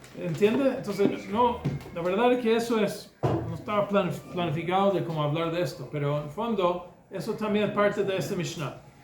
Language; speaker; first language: Spanish; non-native, fluent; English